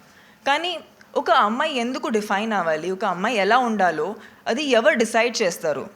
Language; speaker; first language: Telugu; non-native, local second language; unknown